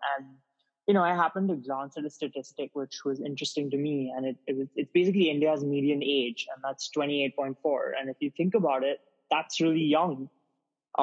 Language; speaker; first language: English; non-native, local second language; Hindi